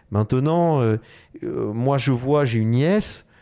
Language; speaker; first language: French; native; French